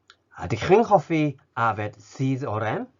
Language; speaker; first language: Welsh; non-native, fluent; Japanese